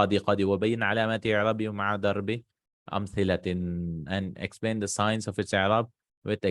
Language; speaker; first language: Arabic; non-native, fluent; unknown